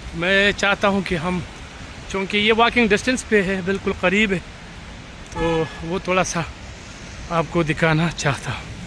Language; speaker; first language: Urdu; non-native, local second language; Pashto